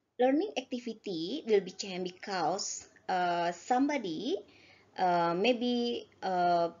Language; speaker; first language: English; non-native, learner; Indonesian